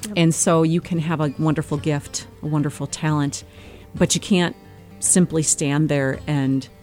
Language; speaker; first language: English; native; English